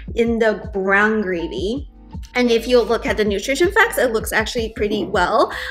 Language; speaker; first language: English; non-native, fluent; Chinese